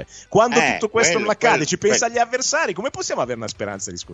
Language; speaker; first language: Italian; native; Italian